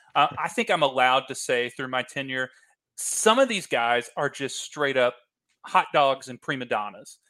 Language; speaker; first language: English; native; English